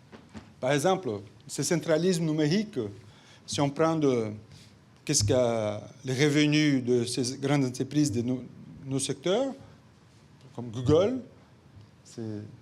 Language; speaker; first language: French; non-native, fluent; Portuguese